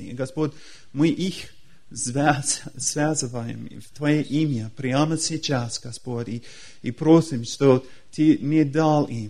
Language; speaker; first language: Russian; non-native, fluent; English